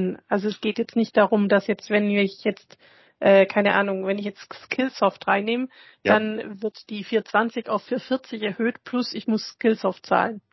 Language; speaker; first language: German; native; German